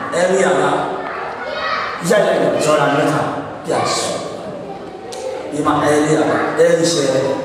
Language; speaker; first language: Burmese; non-native, local second language; Tedim Chin